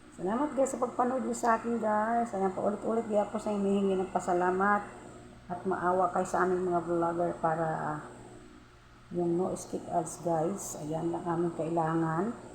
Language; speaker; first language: Filipino; non-native, local second language; Cebuano